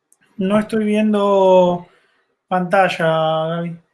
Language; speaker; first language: Spanish; native; Spanish